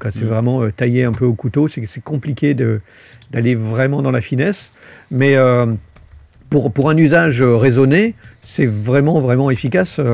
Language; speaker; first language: French; native; French